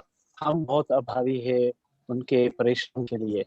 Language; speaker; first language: Hindi; non-native, learner; English